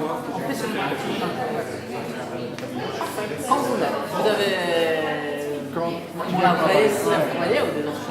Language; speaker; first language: French; non-native, learner; Italian